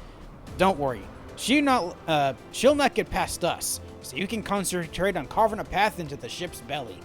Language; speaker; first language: English; native; English